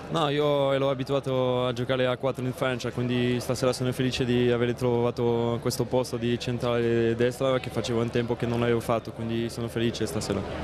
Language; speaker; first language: Italian; non-native, fluent; French